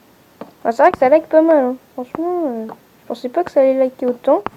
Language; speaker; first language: French; native; French